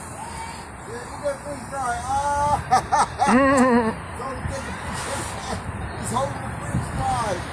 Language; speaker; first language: English; native; English